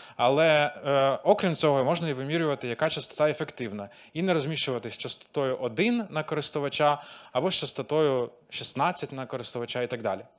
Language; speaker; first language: Ukrainian; non-native, local second language; Russian